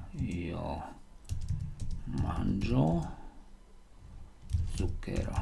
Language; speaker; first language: Italian; non-native, learner; Slovak